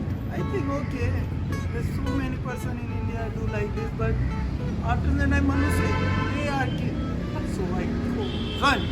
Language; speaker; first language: English; non-native, learner; Hindi